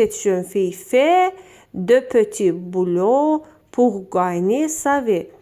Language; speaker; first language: French; non-native, fluent; Azerbaijani